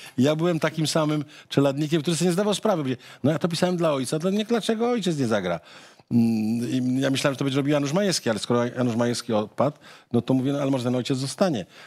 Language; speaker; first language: Polish; native; Polish